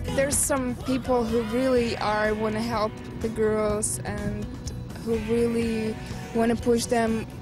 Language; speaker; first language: English; non-native, fluent; Russian